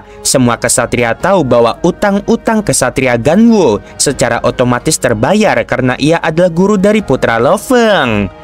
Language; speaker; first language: Indonesian; native; Indonesian